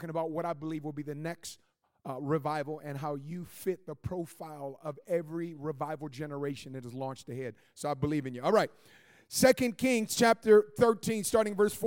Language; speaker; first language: English; native; English